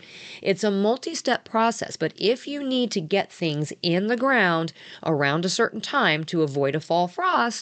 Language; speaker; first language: English; native; English